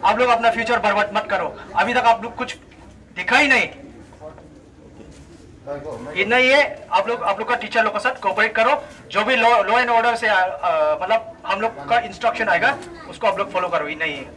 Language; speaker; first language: Hindi; non-native, local second language; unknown